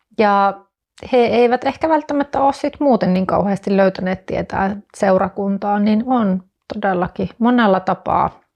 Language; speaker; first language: Finnish; native; Finnish